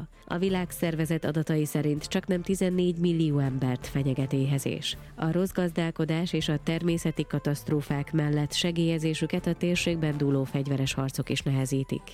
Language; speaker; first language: Hungarian; native; Hungarian